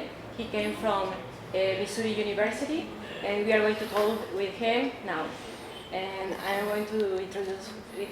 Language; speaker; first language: English; non-native, learner; Spanish